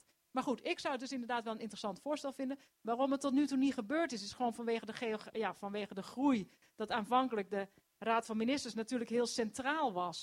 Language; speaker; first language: Dutch; native; Dutch